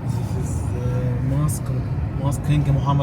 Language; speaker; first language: English; non-native, learner; Arabic